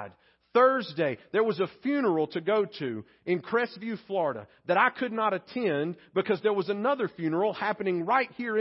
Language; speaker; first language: English; native; English